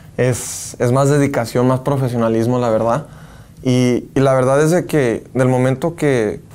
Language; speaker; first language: Spanish; early bilingual, heritage; Spanish